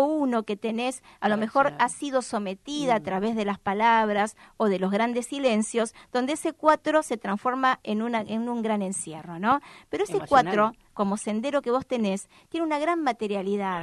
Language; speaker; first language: Spanish; native; Spanish